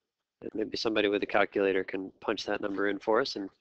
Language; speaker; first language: English; native; English